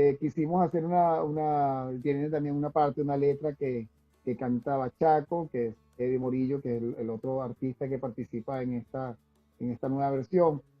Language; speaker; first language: Spanish; native; Spanish